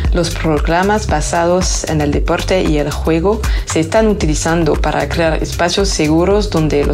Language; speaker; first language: Spanish; native; Spanish